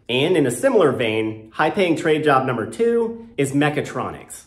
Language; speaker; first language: English; native; English